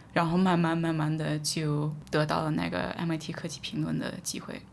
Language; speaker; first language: Chinese; non-native, fluent; English